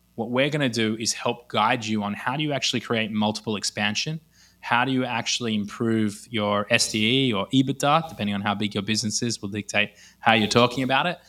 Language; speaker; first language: English; native; English